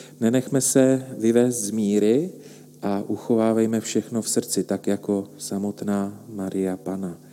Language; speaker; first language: Czech; native; Czech